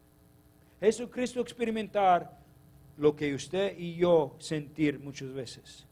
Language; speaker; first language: Spanish; non-native, learner; English